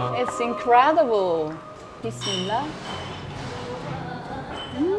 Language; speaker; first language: English; non-native, fluent; Korean